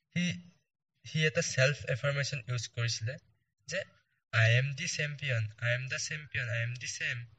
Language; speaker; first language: English; non-native, local second language; Assamese